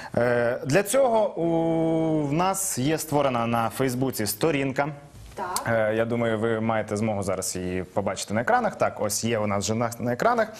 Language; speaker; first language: Ukrainian; native; Ukrainian